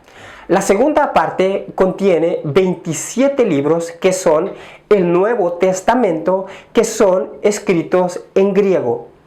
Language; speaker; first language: Spanish; native; Spanish